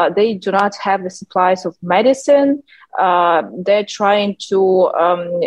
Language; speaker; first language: English; non-native, fluent; Ukrainian